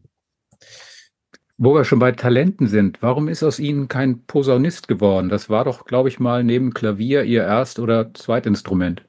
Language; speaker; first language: German; native; German